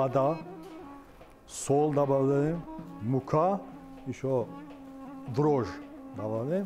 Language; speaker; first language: Russian; non-native, learner; Tajik